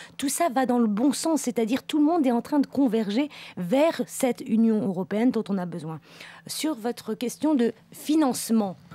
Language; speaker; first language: French; native; French